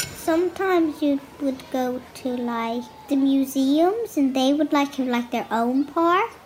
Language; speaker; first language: English; native; English